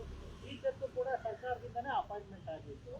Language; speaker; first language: Kannada; native; Kannada